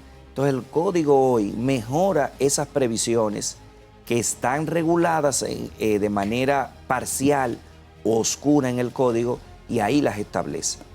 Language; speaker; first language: Spanish; native; Spanish